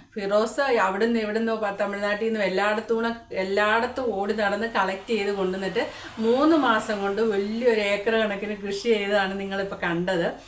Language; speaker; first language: Malayalam; native; Malayalam